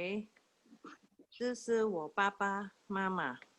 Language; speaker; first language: Chinese; early bilingual, heritage; Chinese